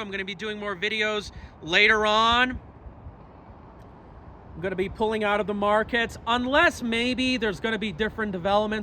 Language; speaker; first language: English; native; English